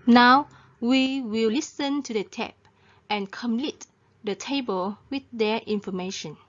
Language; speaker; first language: English; non-native, fluent; Vietnamese